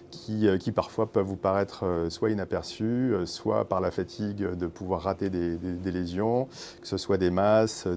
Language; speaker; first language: French; native; French